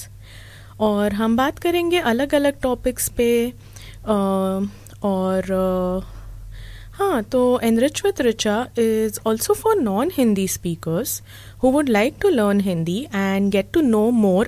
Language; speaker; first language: English; non-native, local second language; Marathi